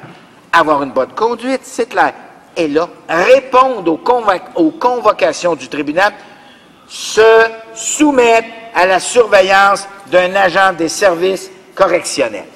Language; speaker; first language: French; native; French